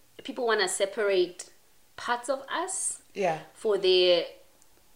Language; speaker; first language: English; non-native, local second language; Tswana